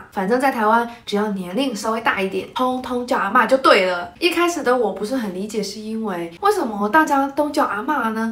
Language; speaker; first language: Chinese; native; Chinese